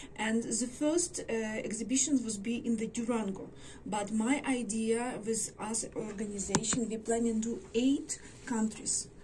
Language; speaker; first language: English; non-native, learner; Ukrainian